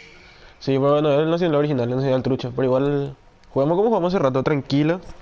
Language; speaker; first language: Spanish; native; Spanish